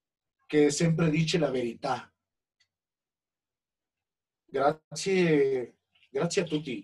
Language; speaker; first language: Italian; non-native, learner; Spanish